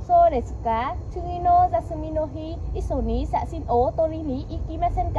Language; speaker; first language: Japanese; non-native, learner; Vietnamese